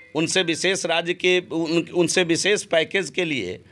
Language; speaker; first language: Hindi; native; Hindi